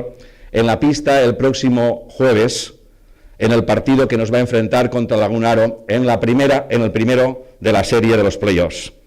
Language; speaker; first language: Spanish; native; Spanish